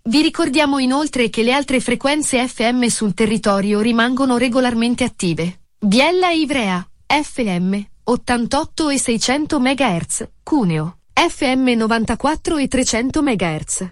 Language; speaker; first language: Italian; native; Italian